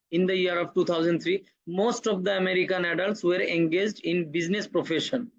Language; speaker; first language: English; non-native, local second language; Bangla